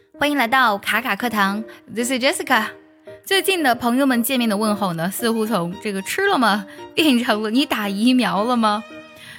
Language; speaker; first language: Chinese; native; Chinese